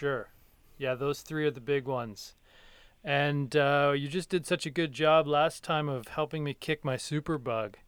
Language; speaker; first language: English; native; English